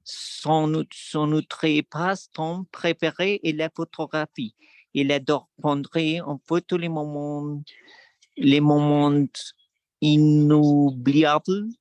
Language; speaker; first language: French; non-native, learner; Spanish